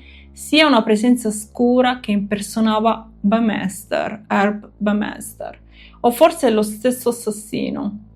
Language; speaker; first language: Italian; native; Italian